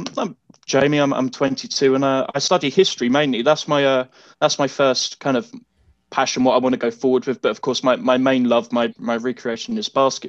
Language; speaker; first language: English; native; English